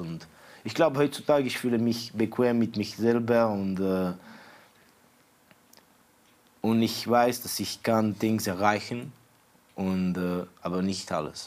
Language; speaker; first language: German; non-native, fluent; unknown